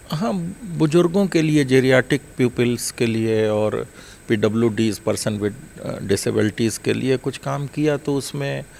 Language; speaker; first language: Hindi; native; Hindi